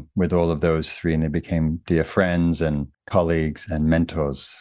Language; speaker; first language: English; native; English